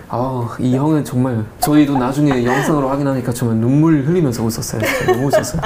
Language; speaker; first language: Korean; non-native, fluent; German